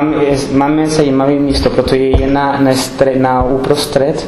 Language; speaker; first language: Czech; non-native, learner; Spanish